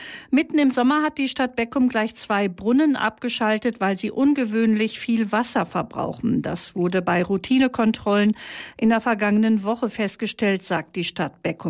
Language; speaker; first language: German; native; German